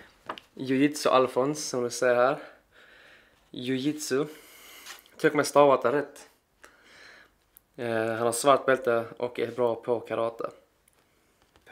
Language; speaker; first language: Swedish; native; Swedish